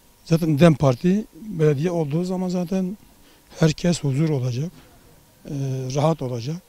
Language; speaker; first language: Turkish; non-native, local second language; Kurdish